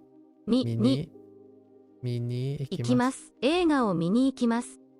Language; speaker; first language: Japanese; non-native, learner; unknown